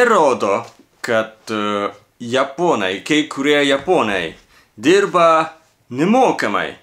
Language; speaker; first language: Lithuanian; non-native, fluent; Japanese